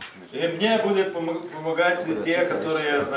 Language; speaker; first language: Russian; non-native, fluent; Lithuanian